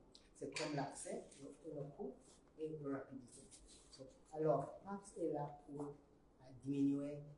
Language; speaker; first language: French; non-native, learner; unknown